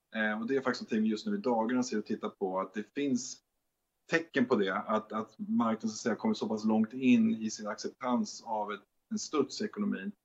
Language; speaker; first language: Swedish; native; Swedish